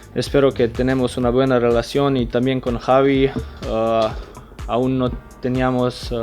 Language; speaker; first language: Spanish; non-native, fluent; Slovenian